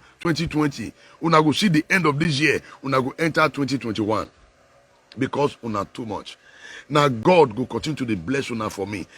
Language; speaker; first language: Nigerian Pidgin; non-native, local second language; Bini